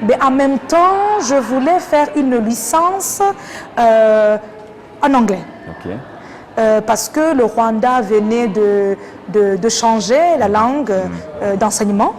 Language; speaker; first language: French; non-native, local second language; Kinyarwanda